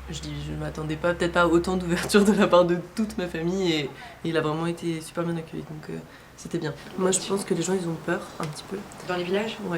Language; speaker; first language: French; native; French